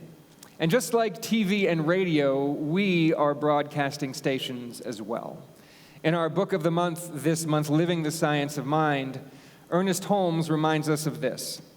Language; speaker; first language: English; native; English